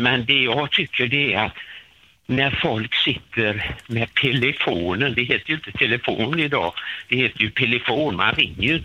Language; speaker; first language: Swedish; native; Swedish